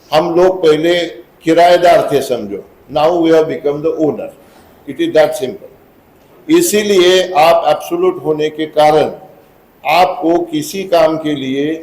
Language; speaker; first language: Hindi; non-native, local second language; Marathi